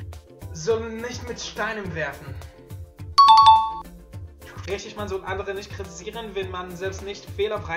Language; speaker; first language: German; non-native, learner; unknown